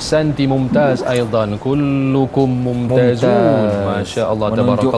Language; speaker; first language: Arabic; non-native, fluent; Malay